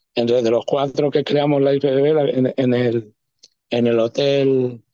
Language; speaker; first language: Spanish; native; Spanish